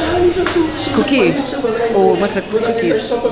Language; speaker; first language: Portuguese; non-native, fluent; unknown